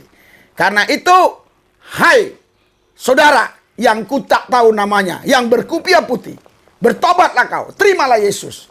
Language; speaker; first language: Indonesian; native; Indonesian